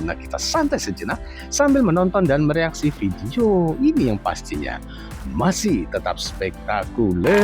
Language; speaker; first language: Indonesian; native; Indonesian